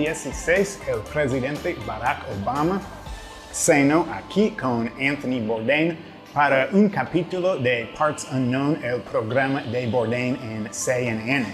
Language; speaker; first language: Spanish; non-native, fluent; English